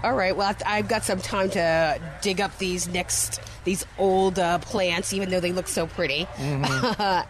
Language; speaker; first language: English; native; English